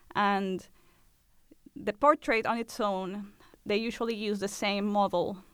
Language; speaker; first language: English; non-native, fluent; Spanish